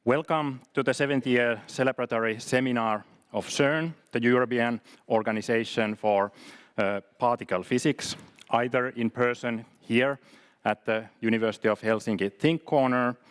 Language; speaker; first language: English; non-native, fluent; Finnish